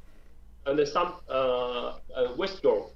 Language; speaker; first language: English; non-native, learner; Chinese